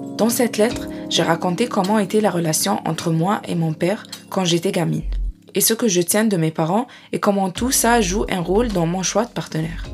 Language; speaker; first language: French; non-native, fluent; Arabic